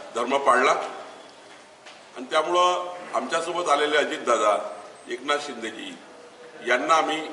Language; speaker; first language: Marathi; native; Marathi